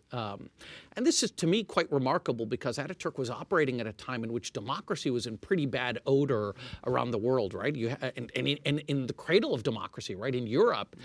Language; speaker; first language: English; non-native, fluent; Arabic